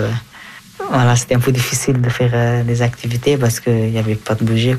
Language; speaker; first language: French; non-native, fluent; Persian